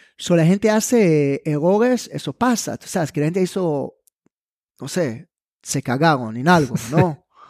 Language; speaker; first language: Spanish; non-native, fluent; Hebrew